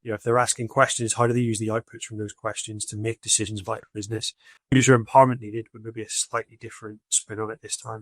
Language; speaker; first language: English; native; English